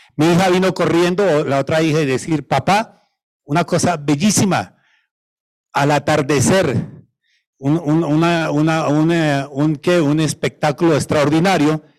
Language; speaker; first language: Spanish; native; Spanish